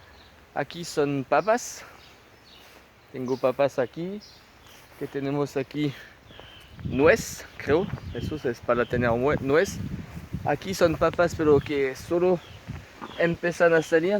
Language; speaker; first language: Spanish; non-native, fluent; French